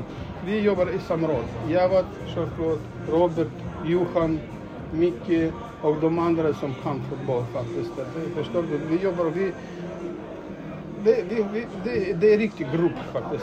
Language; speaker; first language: Swedish; non-native, fluent; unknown